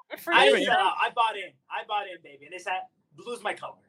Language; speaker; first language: English; early bilingual, other home language; Spanish